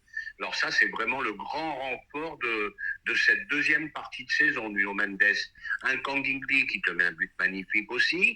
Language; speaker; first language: French; native; French